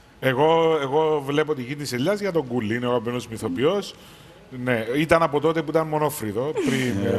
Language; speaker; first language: Greek; native; Greek